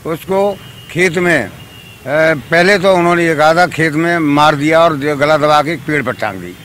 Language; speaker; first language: Hindi; native; Hindi